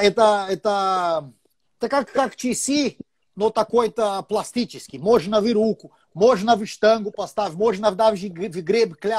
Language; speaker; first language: Russian; non-native, learner; English